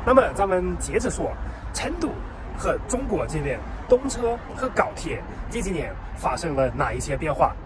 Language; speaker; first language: Chinese; non-native, fluent; German